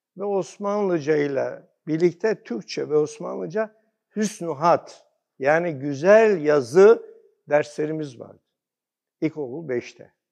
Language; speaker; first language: Turkish; early bilingual, heritage; Turkish